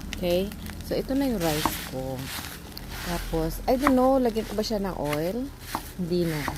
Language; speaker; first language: Filipino; non-native, local second language; Hiligaynon